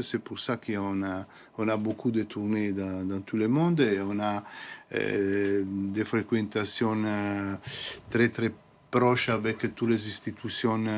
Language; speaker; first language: French; non-native, fluent; Italian